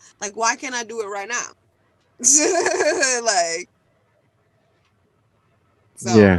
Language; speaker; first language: English; native; English